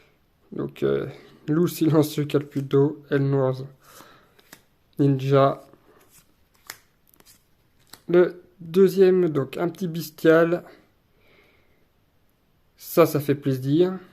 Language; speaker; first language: French; native; French